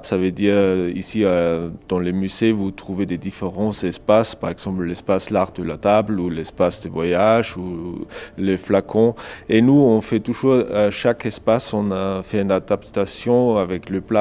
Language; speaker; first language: French; non-native, fluent; German